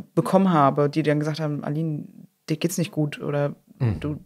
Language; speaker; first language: German; native; German